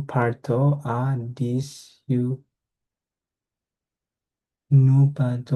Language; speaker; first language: French; non-native, learner; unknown